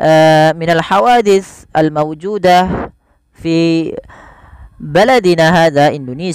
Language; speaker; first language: Arabic; non-native, fluent; Indonesian